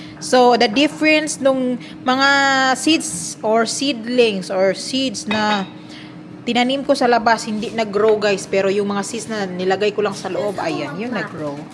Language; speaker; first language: Filipino; non-native, local second language; Cebuano